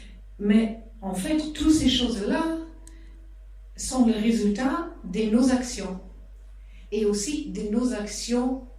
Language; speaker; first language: French; non-native, fluent; German